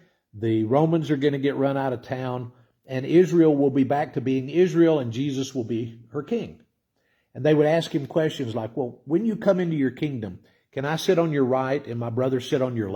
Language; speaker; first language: English; native; English